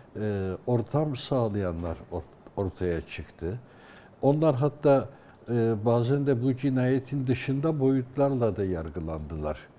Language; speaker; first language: Turkish; native; Turkish